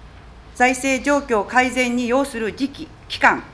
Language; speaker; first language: Japanese; native; Japanese